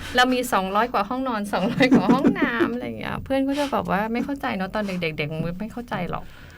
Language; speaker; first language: Thai; native; Thai